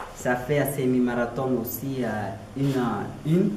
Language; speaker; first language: French; non-native, learner; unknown